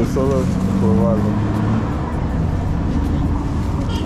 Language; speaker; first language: Spanish; non-native, learner; English